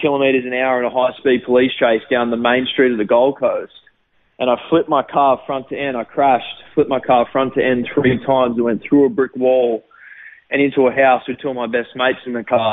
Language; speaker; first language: English; native; English